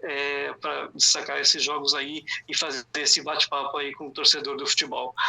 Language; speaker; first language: Portuguese; native; Portuguese